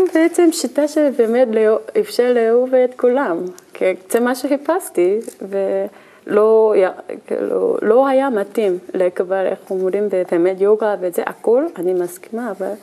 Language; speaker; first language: Hebrew; non-native, learner; Korean